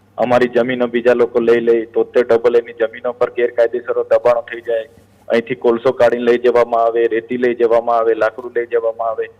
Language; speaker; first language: Gujarati; non-native, local second language; Bhili